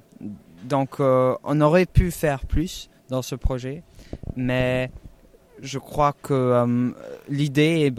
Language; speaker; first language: French; non-native, fluent; German